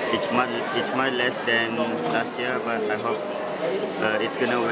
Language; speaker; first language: English; non-native, local second language; Malay